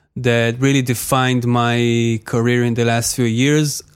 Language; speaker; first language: English; non-native, fluent; Hebrew